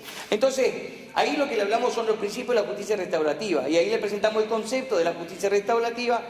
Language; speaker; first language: Spanish; native; Spanish